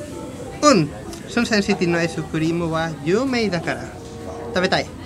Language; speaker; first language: Japanese; non-native, learner; Spanish